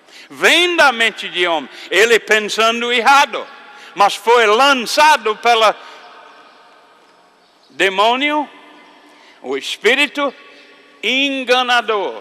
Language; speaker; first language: Portuguese; non-native, fluent; English